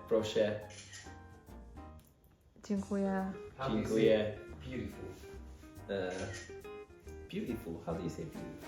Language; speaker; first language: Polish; non-native, learner; Hungarian